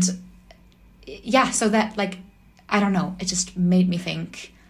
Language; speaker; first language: English; non-native, fluent; German